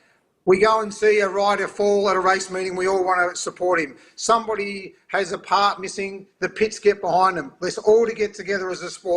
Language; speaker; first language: English; native; English